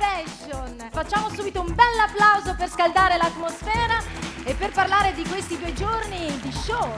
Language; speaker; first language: Italian; native; Italian